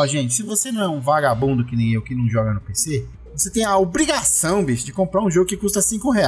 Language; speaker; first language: Portuguese; native; Portuguese